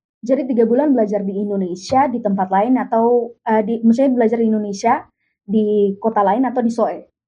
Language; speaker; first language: Indonesian; native; Indonesian